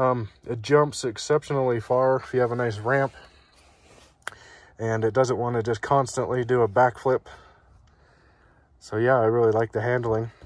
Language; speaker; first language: English; native; English